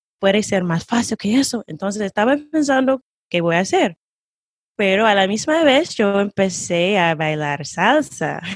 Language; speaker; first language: Spanish; non-native, fluent; English